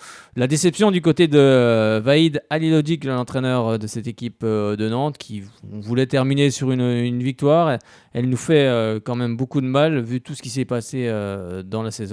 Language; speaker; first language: French; native; French